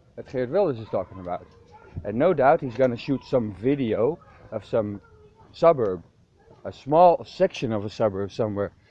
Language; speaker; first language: English; non-native, fluent; Dutch